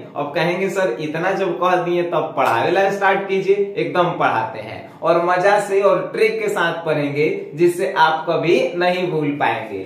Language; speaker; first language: Hindi; native; Hindi